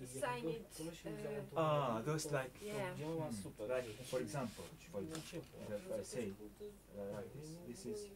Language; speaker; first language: English; non-native, learner; Arabic